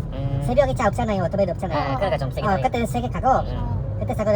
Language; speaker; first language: Korean; non-native, learner; Indonesian